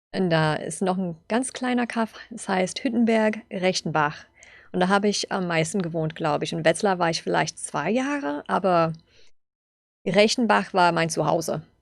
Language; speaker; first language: German; early bilingual, other home language; English